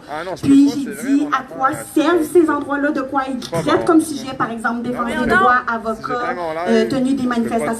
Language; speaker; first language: French; native; French